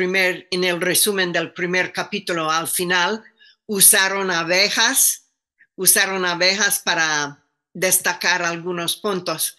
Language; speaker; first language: Spanish; non-native, fluent; English